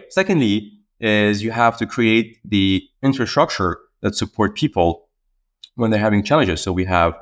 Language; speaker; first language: English; non-native, fluent; Arabic